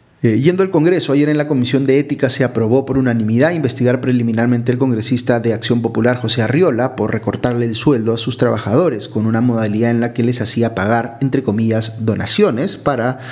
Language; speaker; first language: Spanish; native; Spanish